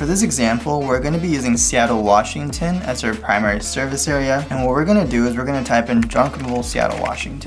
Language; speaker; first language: English; native; English